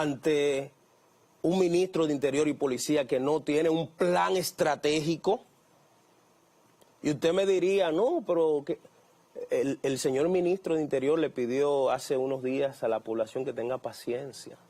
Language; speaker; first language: Spanish; native; Spanish